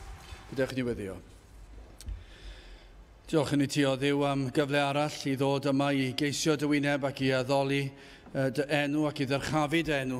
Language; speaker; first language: Welsh; native; Welsh